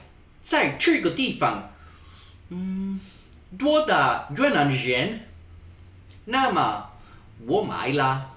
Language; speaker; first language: Chinese; non-native, learner; English